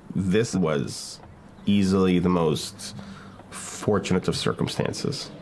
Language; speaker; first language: English; early bilingual, other home language; Hebrew